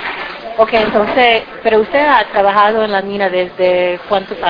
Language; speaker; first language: Spanish; non-native, fluent; English